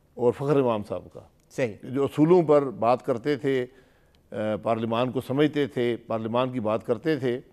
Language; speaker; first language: Urdu; non-native, local second language; Punjabi